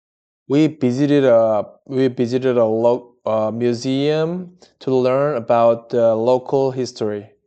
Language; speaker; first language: English; non-native, learner; Korean